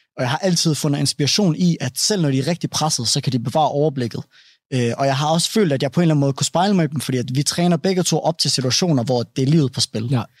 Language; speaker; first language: Danish; early bilingual, other home language; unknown